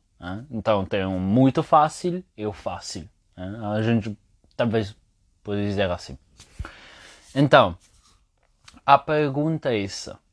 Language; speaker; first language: Portuguese; non-native, fluent; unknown